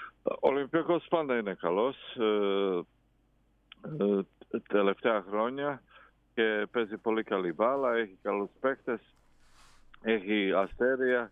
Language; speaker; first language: Greek; non-native, fluent; Croatian